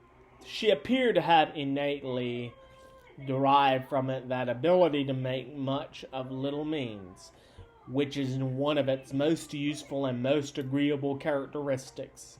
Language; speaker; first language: English; native; English